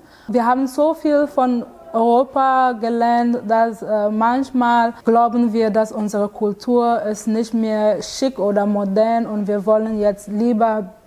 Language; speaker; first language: German; non-native, learner; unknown